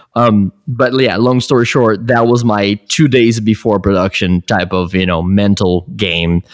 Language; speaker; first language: English; non-native, fluent; Portuguese